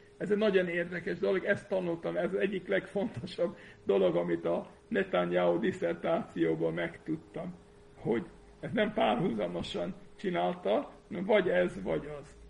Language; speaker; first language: Hungarian; non-native, fluent; English